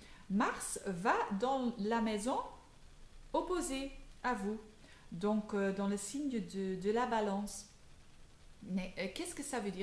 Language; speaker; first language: French; non-native, local second language; Dutch